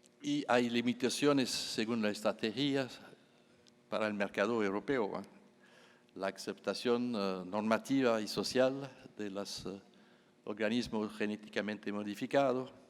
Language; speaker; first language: Spanish; non-native, fluent; French